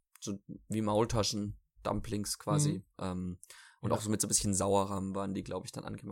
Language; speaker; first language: German; native; German